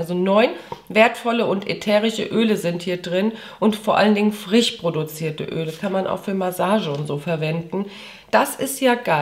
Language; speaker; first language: German; native; German